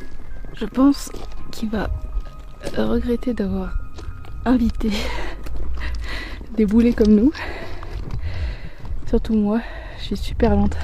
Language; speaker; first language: French; native; French